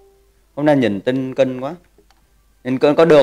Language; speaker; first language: Vietnamese; native; Vietnamese